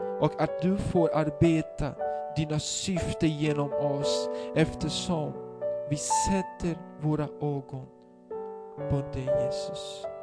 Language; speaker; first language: Swedish; non-native, fluent; Portuguese